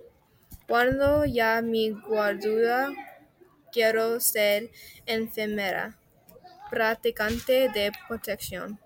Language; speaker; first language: Spanish; non-native, learner; English